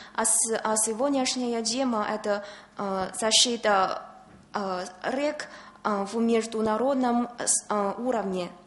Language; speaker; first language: Russian; non-native, learner; Chinese